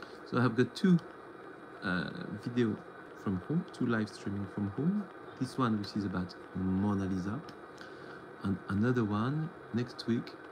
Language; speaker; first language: English; non-native, fluent; French